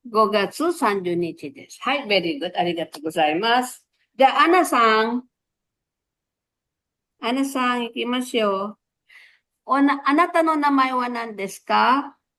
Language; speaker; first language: Japanese; non-native, fluent; Filipino